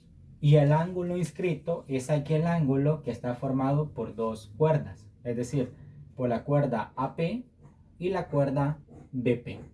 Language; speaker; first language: Spanish; native; Spanish